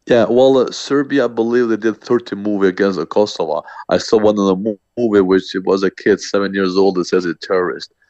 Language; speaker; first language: English; non-native, fluent; Albanian